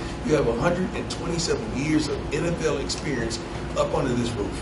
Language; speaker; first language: English; native; English